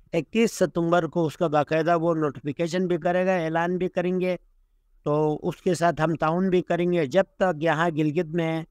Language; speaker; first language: Urdu; non-native, local second language; Shina